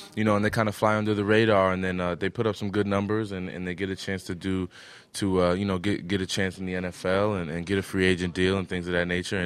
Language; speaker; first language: English; early bilingual, other home language; Spanish